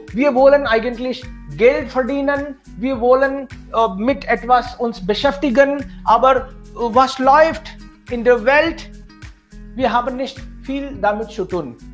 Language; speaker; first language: German; non-native, fluent; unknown